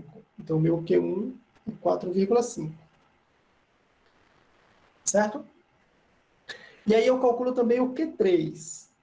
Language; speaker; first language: Portuguese; native; Portuguese